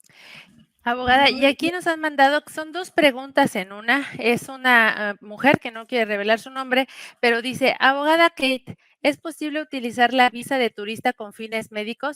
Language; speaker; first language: Spanish; native; Spanish